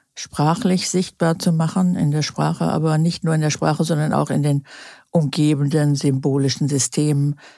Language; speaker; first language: German; native; German